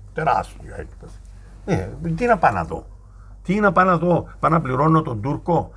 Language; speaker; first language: Greek; native; Greek